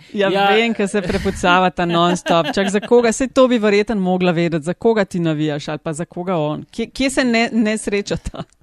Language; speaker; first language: Slovenian; native; Slovenian